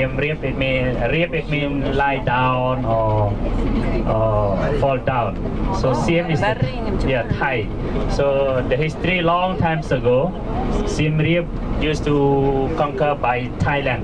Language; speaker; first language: English; non-native, local second language; Khmer